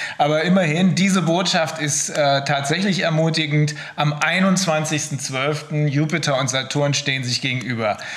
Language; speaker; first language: German; native; German